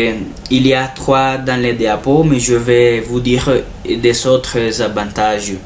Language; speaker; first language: French; non-native, learner; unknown